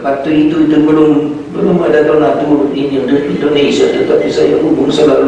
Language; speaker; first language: Indonesian; non-native, fluent; Hungarian